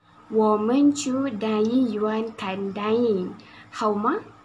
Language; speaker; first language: Chinese; non-native, learner; Malay